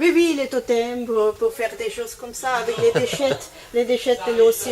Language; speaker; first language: French; non-native, learner; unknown